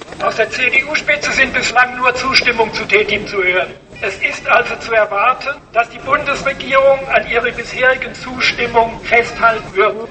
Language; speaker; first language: German; native; German